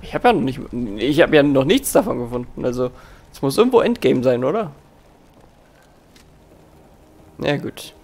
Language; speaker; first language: German; native; German